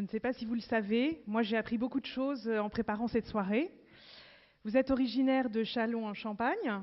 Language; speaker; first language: French; native; French